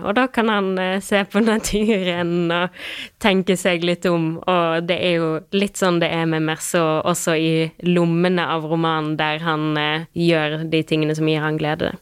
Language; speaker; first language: Norwegian; non-native, fluent; French